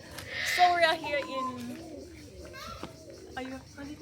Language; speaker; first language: English; non-native, learner; Thai